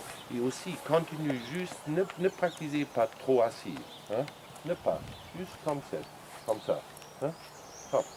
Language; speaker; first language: French; non-native, learner; German